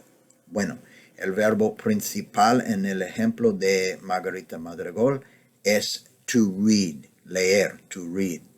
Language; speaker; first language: Spanish; non-native, fluent; English